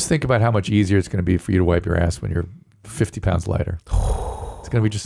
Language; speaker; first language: English; native; English